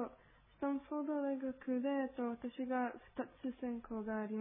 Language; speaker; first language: Japanese; non-native, learner; Spanish